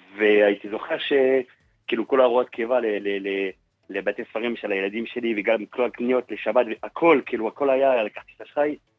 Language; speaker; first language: Hebrew; non-native, fluent; French